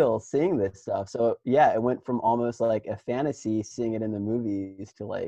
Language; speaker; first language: English; native; English